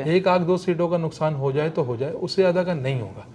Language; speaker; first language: Hindi; native; Hindi